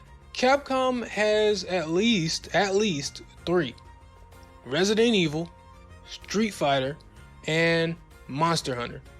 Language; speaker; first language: English; native; English